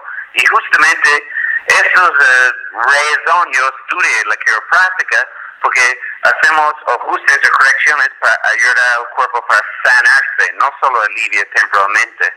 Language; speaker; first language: Spanish; non-native, fluent; English